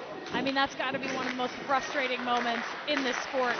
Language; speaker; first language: English; native; English